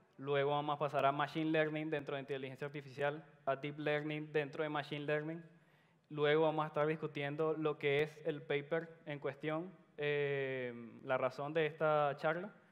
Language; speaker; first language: Spanish; native; Spanish